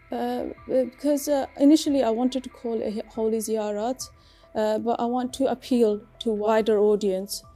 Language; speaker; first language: English; native; English